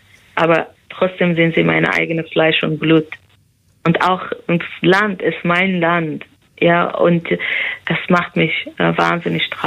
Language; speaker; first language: German; non-native, fluent; Persian